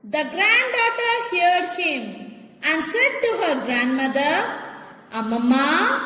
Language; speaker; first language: English; non-native, local second language; Tamil